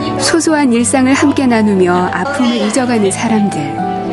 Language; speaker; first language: Korean; native; Korean